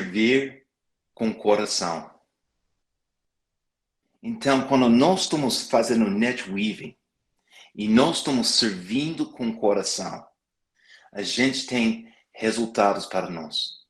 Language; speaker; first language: Portuguese; non-native, fluent; English